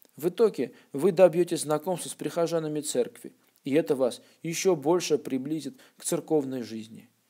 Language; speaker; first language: Russian; non-native, local second language; Armenian